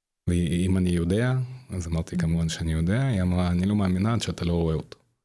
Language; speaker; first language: Hebrew; non-native, fluent; Russian